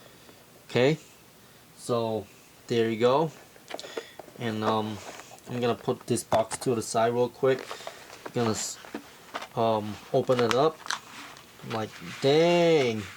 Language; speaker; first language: English; non-native, fluent; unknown